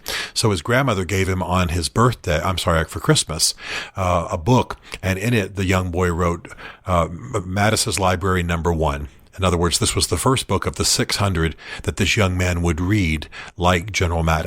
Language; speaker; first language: English; native; English